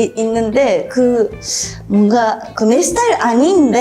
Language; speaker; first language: Korean; non-native, learner; Japanese